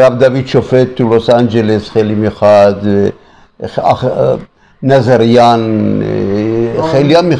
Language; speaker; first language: Persian; early bilingual, other home language; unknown